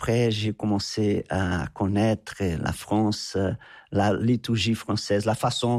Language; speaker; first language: French; non-native, fluent; Portuguese